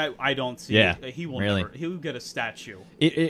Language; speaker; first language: English; native; English